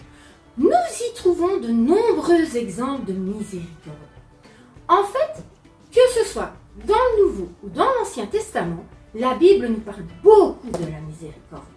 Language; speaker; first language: French; native; French